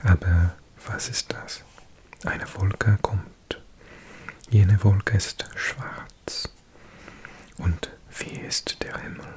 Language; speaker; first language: German; non-native, learner; English